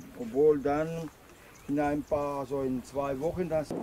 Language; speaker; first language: German; non-native, fluent; Spanish